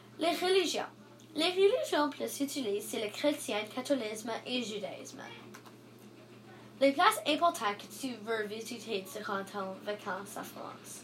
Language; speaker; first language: French; non-native, learner; English